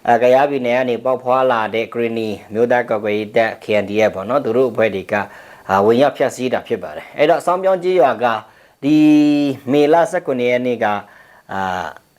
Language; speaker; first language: Burmese; non-native, local second language; Pa'o Karen